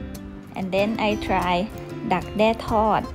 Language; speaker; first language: English; non-native, fluent; Thai